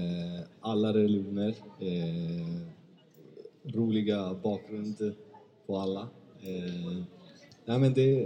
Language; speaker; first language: Swedish; early bilingual, other home language; Turkish